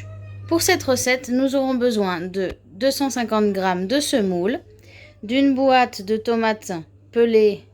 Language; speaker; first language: French; native; French